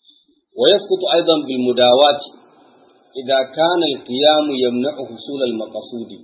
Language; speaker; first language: Arabic; non-native, fluent; Hausa